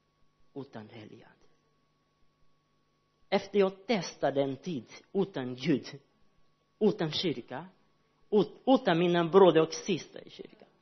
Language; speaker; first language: Swedish; non-native, learner; Portuguese